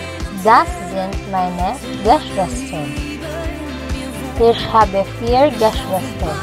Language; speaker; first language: German; non-native, learner; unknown